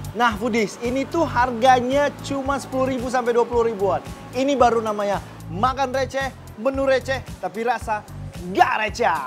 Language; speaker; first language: Indonesian; native; Indonesian